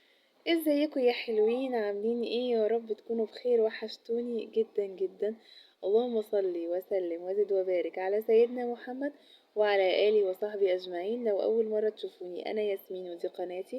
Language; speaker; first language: Arabic; native; Arabic